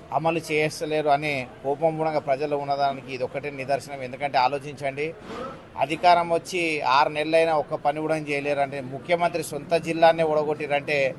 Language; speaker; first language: Telugu; native; Telugu